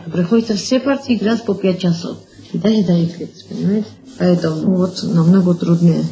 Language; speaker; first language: Russian; non-native, local second language; Georgian